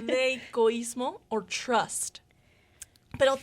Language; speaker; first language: Spanish; non-native, fluent; English